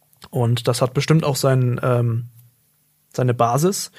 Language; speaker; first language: German; native; German